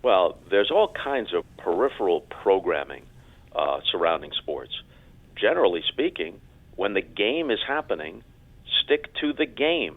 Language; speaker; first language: English; native; English